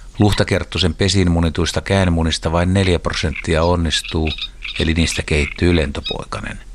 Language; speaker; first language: Finnish; native; Finnish